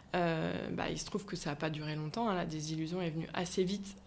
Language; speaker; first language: French; native; French